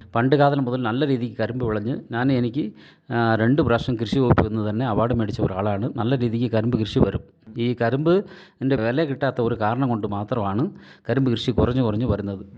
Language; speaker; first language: Malayalam; non-native, local second language; Tamil